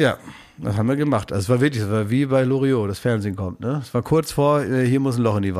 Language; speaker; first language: German; native; German